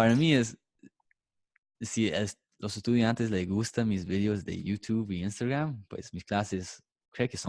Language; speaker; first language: Spanish; non-native, fluent; English